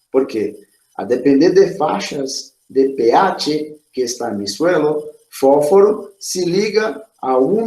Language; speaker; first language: Spanish; non-native, fluent; Portuguese